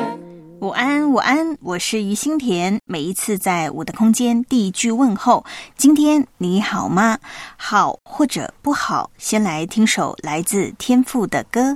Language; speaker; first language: Chinese; native; Chinese